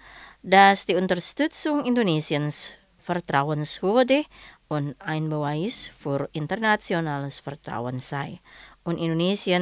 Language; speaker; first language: German; non-native, fluent; Indonesian